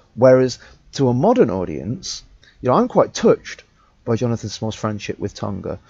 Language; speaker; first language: English; native; English